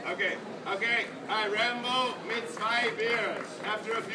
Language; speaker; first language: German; non-native, learner; English